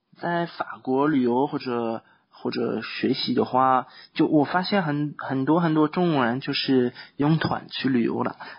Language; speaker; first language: Chinese; non-native, fluent; French